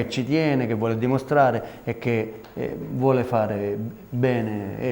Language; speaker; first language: Italian; native; Italian